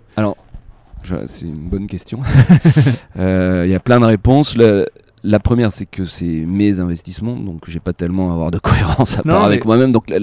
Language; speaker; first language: French; native; French